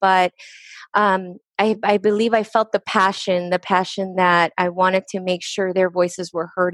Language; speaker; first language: English; early bilingual, other home language; Spanish